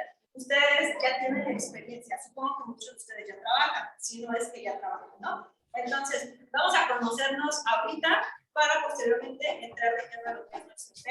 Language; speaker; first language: Spanish; native; Spanish